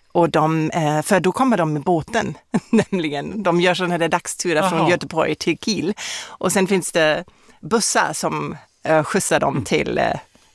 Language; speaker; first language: Swedish; non-native, fluent; German